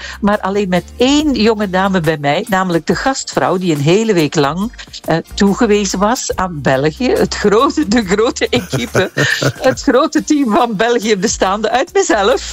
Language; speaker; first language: Dutch; native; Dutch